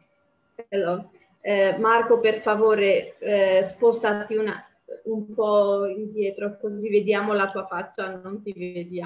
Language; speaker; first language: Italian; non-native, fluent; Armenian